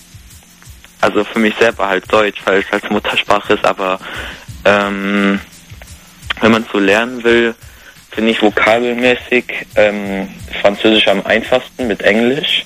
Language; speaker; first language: German; native; German